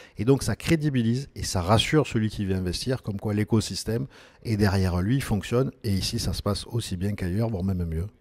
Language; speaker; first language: French; native; French